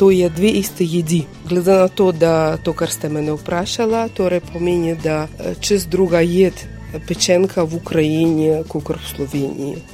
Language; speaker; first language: Slovenian; non-native, fluent; Ukrainian